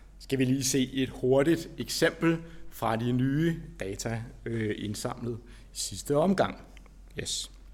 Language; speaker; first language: Danish; native; Danish